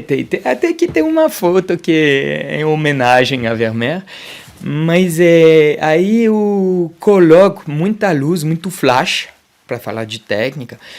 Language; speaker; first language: Portuguese; non-native, fluent; French